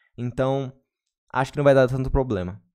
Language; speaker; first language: Portuguese; native; Portuguese